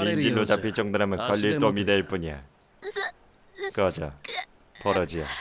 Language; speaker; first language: Korean; native; Korean